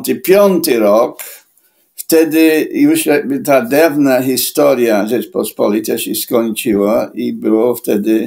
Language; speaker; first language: Polish; non-native, fluent; English